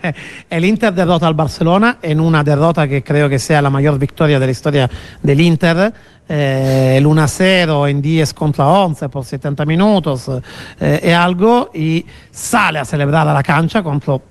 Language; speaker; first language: Spanish; non-native, fluent; Italian